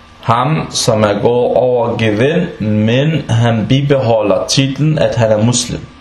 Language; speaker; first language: Danish; non-native, fluent; Arabic